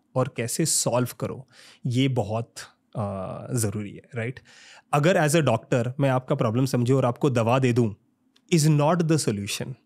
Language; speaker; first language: Hindi; native; Hindi